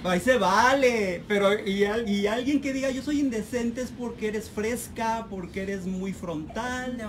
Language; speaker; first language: Spanish; native; Spanish